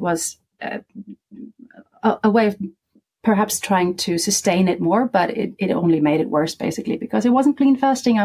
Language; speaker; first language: English; non-native, fluent; Icelandic